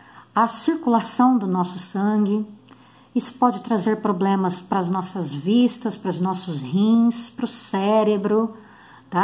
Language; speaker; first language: Portuguese; native; Portuguese